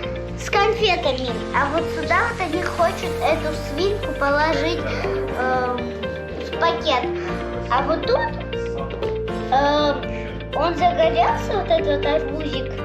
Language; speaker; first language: Russian; native; Russian